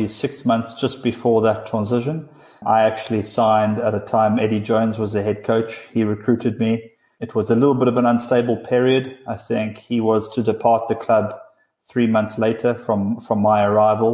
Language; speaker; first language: English; native; English